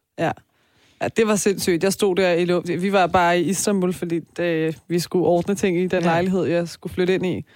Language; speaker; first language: Danish; early bilingual, other home language; Persian